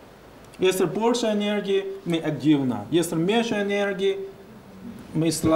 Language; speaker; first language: Russian; non-native, learner; Chinese